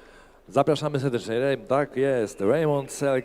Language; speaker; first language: Polish; native; Polish